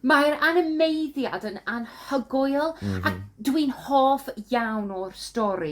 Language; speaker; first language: Welsh; non-native, learner; English